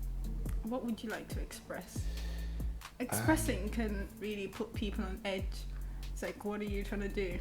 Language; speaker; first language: English; native; English